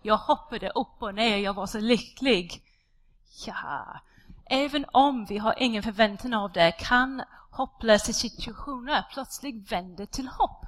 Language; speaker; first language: Swedish; non-native, fluent; English